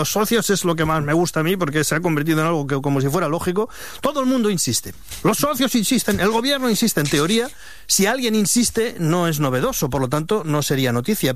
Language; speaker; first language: Spanish; native; Spanish